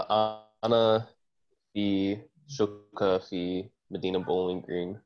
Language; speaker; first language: Arabic; non-native, learner; English